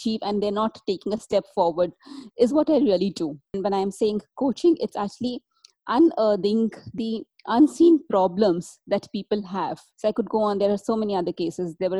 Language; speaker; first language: English; non-native, local second language; Hindi